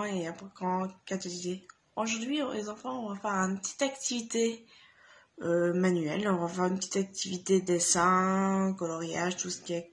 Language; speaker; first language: French; native; French